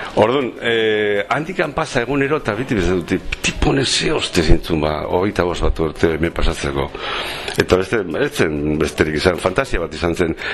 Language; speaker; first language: Basque; non-native, local second language; Spanish